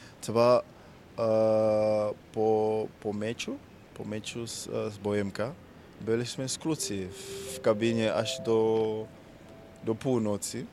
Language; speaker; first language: Czech; non-native, learner; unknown